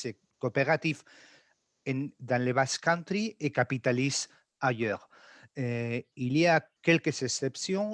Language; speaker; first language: French; non-native, learner; Spanish